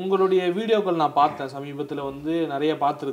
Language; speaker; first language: Tamil; native; Tamil